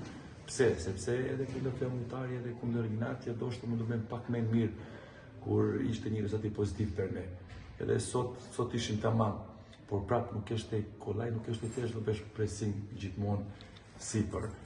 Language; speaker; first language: Albanian; non-native, fluent; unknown